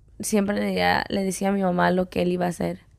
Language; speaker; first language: Spanish; early bilingual, heritage; Spanish